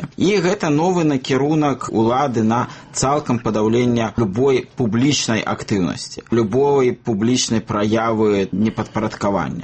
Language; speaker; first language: Belarusian; native; Belarusian